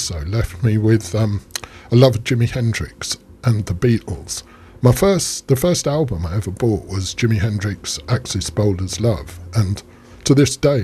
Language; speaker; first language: English; native; English